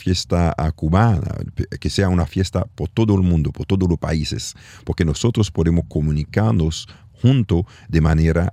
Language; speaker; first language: Spanish; non-native, learner; French